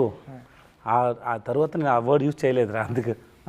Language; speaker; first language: Telugu; non-native, learner; Tamil